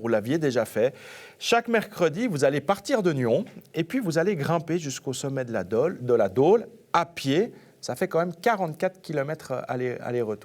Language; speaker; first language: French; native; French